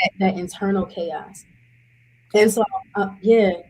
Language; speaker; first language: English; native; English